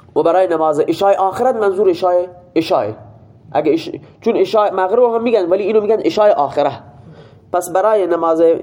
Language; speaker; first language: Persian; non-native, local second language; Baluchi